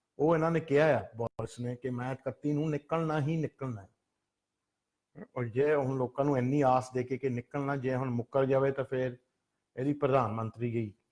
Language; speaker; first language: Punjabi; early bilingual, heritage; Punjabi